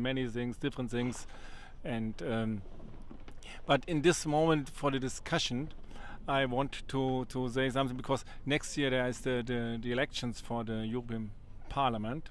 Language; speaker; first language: English; non-native, learner; German